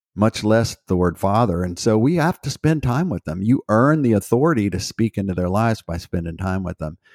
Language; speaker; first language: English; native; English